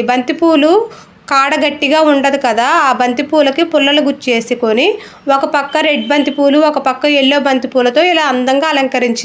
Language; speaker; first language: Telugu; native; Telugu